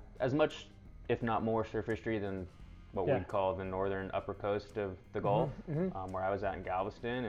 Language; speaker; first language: English; native; English